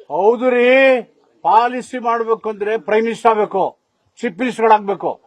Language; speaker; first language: Kannada; native; Kannada